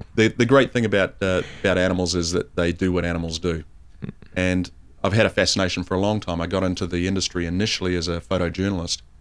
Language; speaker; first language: English; native; English